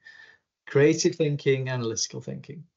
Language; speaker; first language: English; native; English